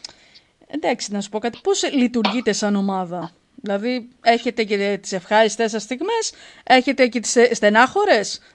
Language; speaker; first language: Greek; native; Greek